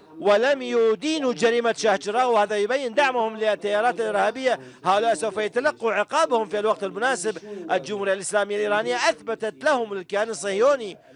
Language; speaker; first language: Arabic; non-native, fluent; Persian